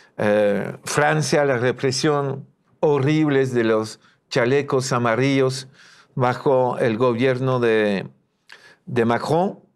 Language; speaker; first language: Spanish; non-native, fluent; French